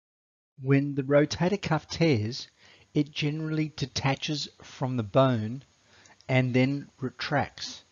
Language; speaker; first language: English; native; English